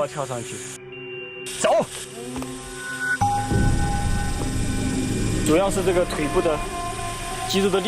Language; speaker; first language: Chinese; native; Chinese